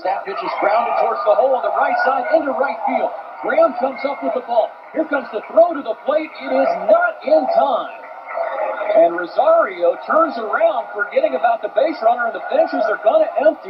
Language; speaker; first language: English; native; English